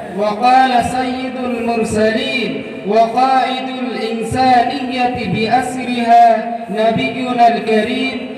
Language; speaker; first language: Arabic; non-native, learner; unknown